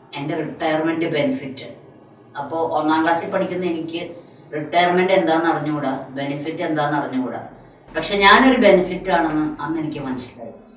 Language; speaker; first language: Malayalam; non-native, local second language; Tamil